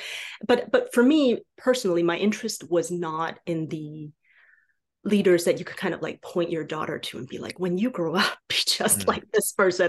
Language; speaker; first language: English; non-native, fluent; Chinese